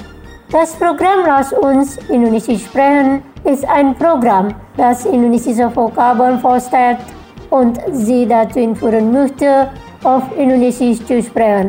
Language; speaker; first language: German; non-native, fluent; Indonesian